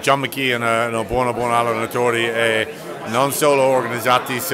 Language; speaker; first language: Italian; non-native, learner; English